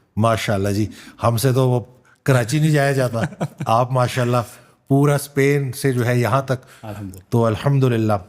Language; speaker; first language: Urdu; native; Urdu